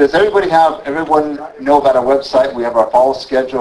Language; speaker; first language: English; native; English